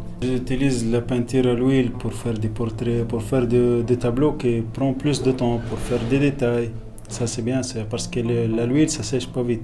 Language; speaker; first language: French; non-native, local second language; Arabic